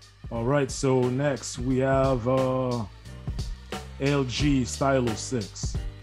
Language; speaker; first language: English; native; English